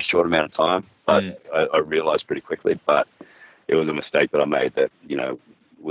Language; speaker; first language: English; native; English